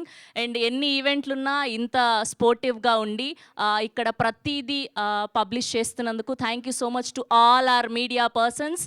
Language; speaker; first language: Telugu; native; Telugu